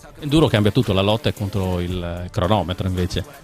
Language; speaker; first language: Italian; native; Italian